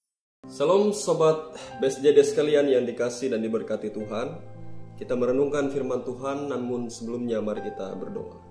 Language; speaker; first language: Indonesian; native; Indonesian